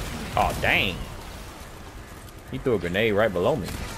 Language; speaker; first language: English; native; English